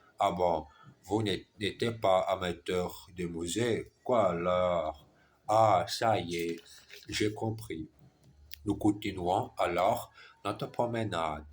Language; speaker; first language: French; non-native, learner; German